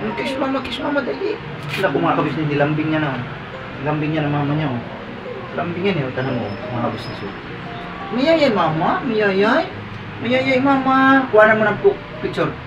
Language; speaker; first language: Filipino; non-native, local second language; Cebuano